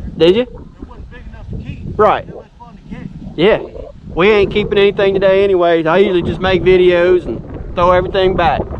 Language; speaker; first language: English; native; English